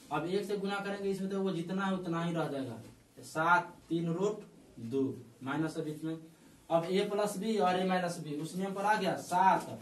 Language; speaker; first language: Hindi; native; Hindi